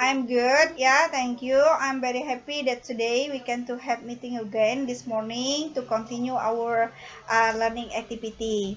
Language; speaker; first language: English; non-native, learner; Indonesian